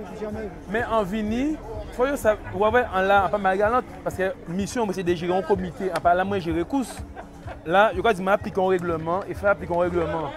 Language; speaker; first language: French; non-native, local second language; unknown